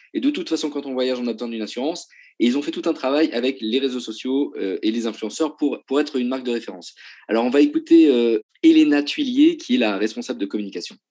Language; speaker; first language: French; native; French